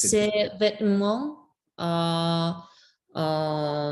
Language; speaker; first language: French; non-native, learner; English